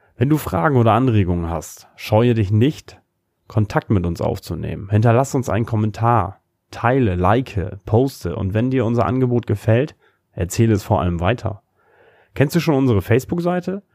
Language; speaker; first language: German; native; German